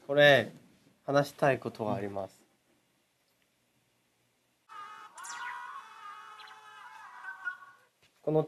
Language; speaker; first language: Japanese; non-native, learner; Korean